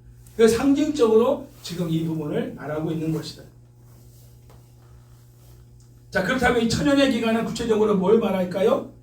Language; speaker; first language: Korean; native; Korean